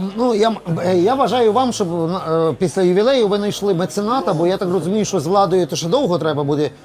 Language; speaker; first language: Ukrainian; native; Ukrainian